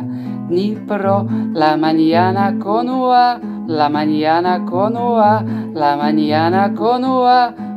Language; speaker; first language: Spanish; non-native, fluent; Ukrainian